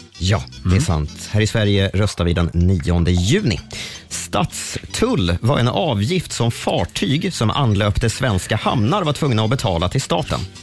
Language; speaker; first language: Swedish; native; Swedish